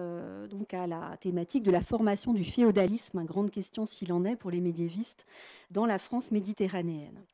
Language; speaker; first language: French; native; French